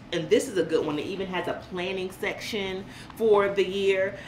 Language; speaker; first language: English; native; English